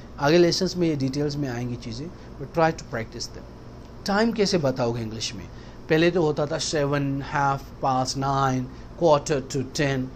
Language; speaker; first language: Urdu; non-native, local second language; Baluchi